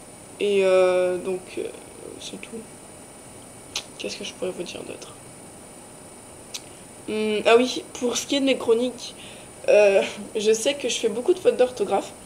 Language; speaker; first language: French; native; French